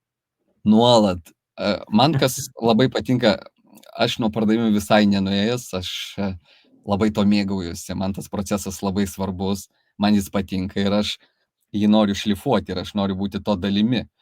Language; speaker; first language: Lithuanian; native; Lithuanian